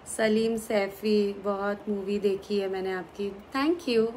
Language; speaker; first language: Hindi; native; Hindi